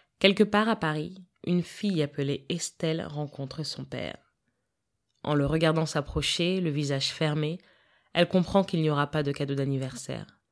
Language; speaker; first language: French; native; French